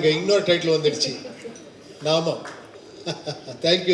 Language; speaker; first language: Tamil; non-native, learner; Kannada